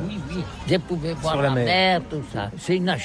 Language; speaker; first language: French; non-native, learner; Catalan